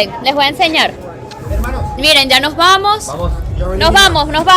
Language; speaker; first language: Spanish; native; Spanish